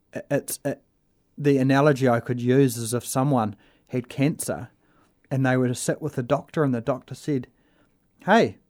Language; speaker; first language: English; native; English